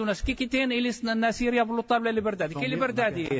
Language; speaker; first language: Portuguese; non-native, fluent; Arabic